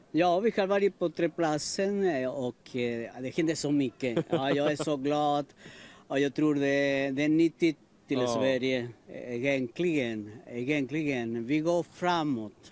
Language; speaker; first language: Swedish; non-native, learner; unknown